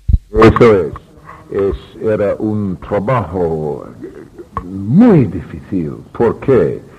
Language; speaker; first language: Spanish; non-native, learner; English